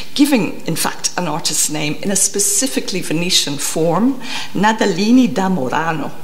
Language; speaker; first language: English; native; English